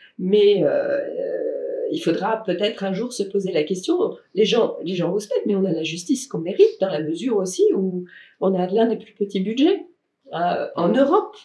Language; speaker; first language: French; native; French